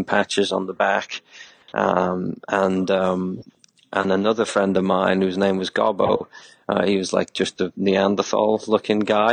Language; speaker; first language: English; native; English